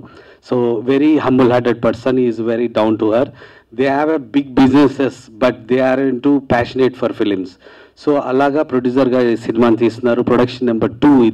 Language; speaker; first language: Telugu; native; Telugu